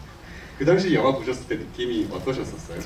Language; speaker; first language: Korean; native; Korean